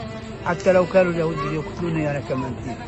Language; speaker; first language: Arabic; native; Arabic